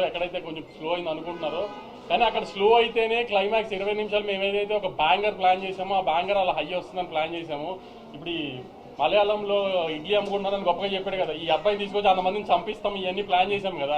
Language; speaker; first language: Telugu; native; Telugu